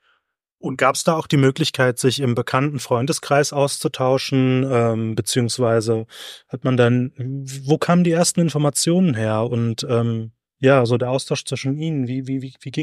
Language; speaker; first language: German; native; German